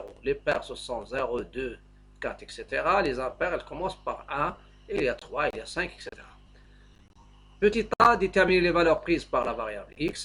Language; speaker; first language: French; non-native, local second language; Arabic